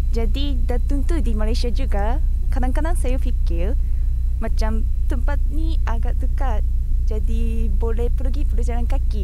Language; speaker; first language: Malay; non-native, fluent; Japanese